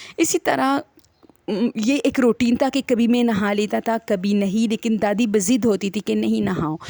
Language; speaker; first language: Urdu; non-native, local second language; Pashto